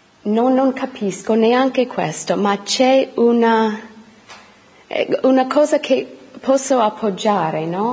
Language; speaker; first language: Italian; non-native, fluent; English